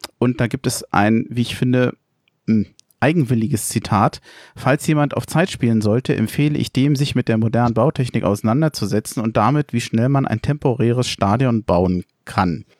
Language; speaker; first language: German; native; German